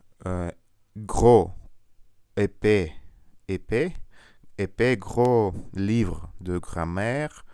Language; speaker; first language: French; non-native, learner; Russian